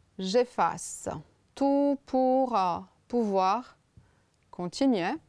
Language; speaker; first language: French; non-native, fluent; Romanian